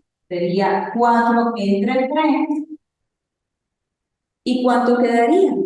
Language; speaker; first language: Spanish; native; Spanish